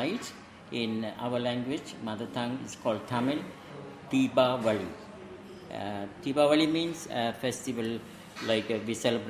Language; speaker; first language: English; non-native, local second language; Tamil